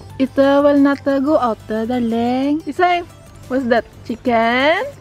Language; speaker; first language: English; non-native, learner; Filipino